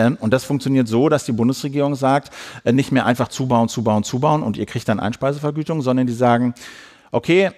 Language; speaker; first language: German; native; German